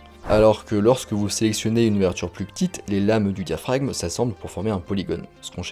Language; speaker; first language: French; native; French